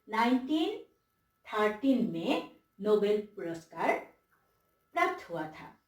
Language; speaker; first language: Hindi; non-native, local second language; Assamese